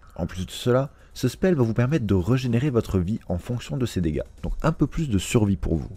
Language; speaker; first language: French; native; French